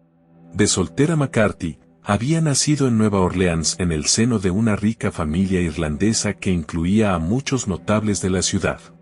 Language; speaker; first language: Spanish; native; Spanish